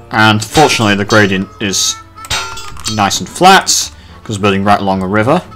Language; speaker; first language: English; native; English